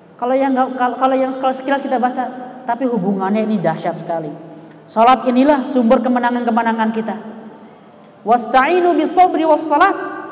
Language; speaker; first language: Indonesian; native; Indonesian